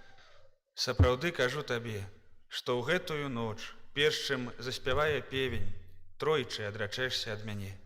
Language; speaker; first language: Belarusian; native; Belarusian